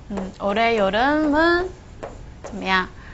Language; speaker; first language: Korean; non-native, fluent; Chinese